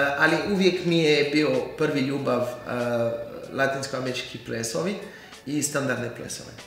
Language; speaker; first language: Croatian; non-native, fluent; French